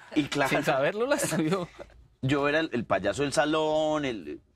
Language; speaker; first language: Spanish; native; Spanish